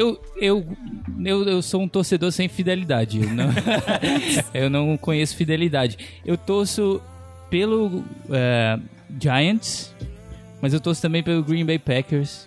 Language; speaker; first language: Portuguese; native; Portuguese